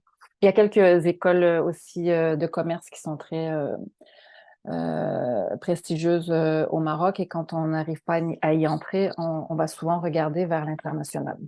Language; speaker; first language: French; native; French